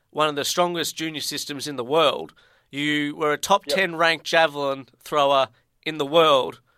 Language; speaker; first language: English; native; English